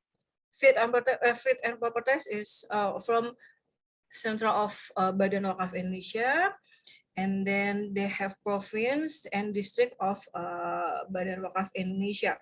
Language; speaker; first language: English; non-native, fluent; Indonesian